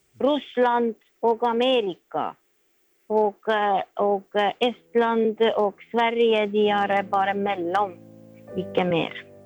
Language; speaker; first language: Norwegian; non-native, learner; Estonian